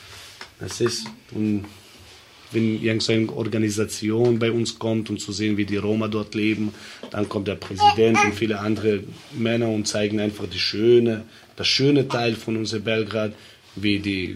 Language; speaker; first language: German; early bilingual, other home language; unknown